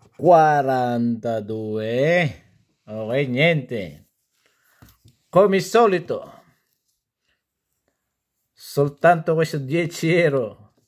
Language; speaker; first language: Italian; non-native, learner; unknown